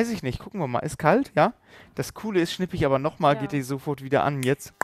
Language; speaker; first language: German; native; German